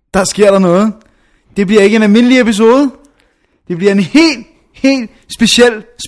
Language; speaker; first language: Danish; native; Danish